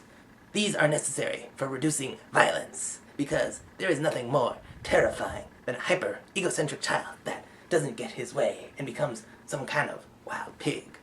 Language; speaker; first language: English; native; English